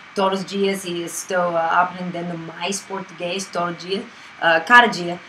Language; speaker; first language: Portuguese; non-native, learner; English